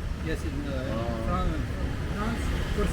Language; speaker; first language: English; non-native, learner; French